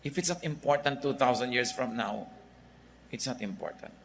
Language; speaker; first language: English; non-native, local second language; Filipino